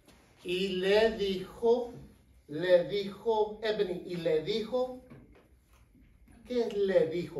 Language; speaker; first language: Spanish; non-native, fluent; English